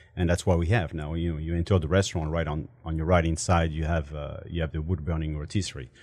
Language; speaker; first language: English; non-native, fluent; French